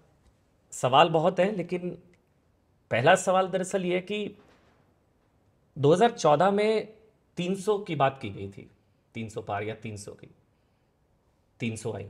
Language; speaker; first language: Hindi; native; Hindi